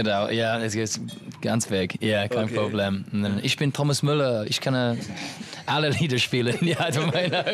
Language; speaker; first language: German; non-native, learner; English